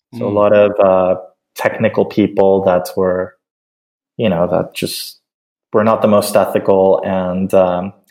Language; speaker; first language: English; early bilingual, other home language; Spanish